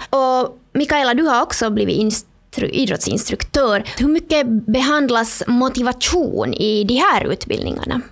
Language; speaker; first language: Swedish; native; Swedish